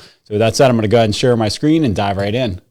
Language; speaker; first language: English; native; English